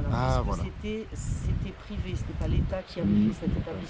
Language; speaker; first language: French; native; French